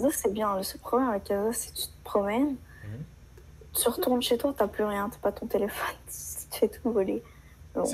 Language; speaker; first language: French; native; French